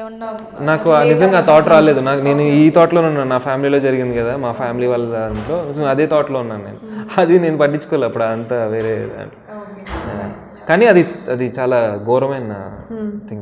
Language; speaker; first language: Telugu; native; Telugu